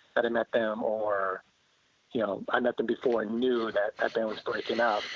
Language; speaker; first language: English; native; English